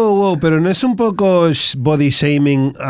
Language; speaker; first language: Catalan; non-native, local second language; Spanish